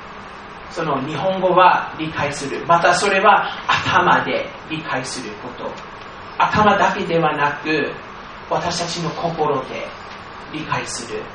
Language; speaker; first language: Japanese; non-native, fluent; English